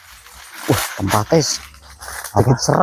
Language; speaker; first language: Indonesian; native; Indonesian